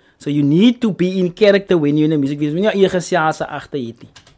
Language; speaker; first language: English; non-native, local second language; Afrikaans